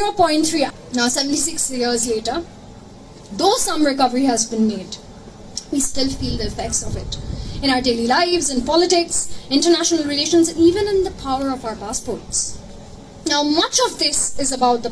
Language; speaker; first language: English; non-native, local second language; Bangla